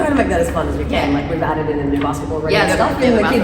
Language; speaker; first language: English; native; English